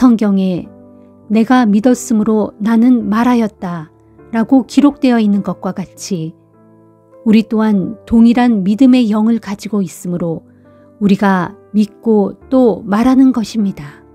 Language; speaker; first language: Korean; native; Korean